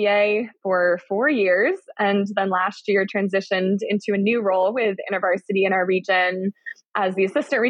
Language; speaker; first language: English; native; English